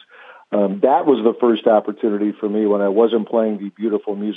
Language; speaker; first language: English; native; English